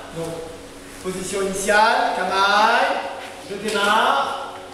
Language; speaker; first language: French; native; French